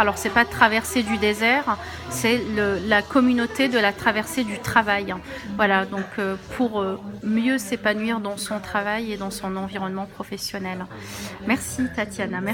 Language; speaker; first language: French; native; French